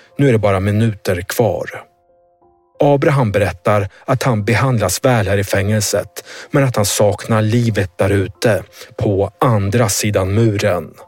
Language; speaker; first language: Swedish; native; Swedish